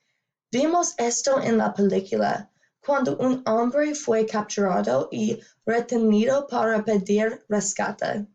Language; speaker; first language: Spanish; non-native, learner; English